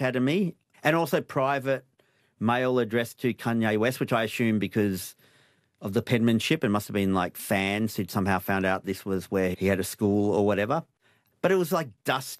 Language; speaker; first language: English; native; English